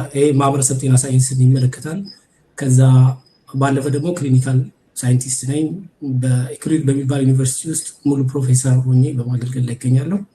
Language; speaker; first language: Amharic; native; Amharic